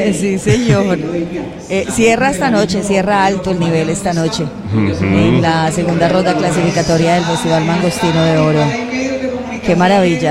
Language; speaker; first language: Spanish; native; Spanish